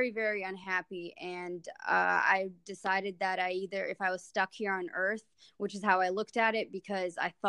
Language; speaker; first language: English; early bilingual, other home language; Arabic